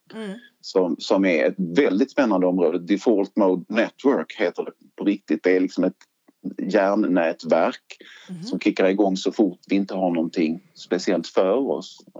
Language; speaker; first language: Swedish; native; Swedish